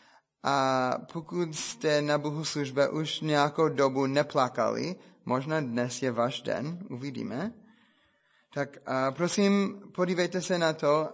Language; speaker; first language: Czech; non-native, fluent; English